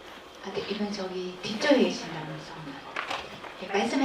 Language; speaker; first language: Korean; native; Korean